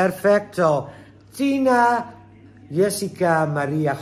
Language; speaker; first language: Spanish; non-native, learner; Dutch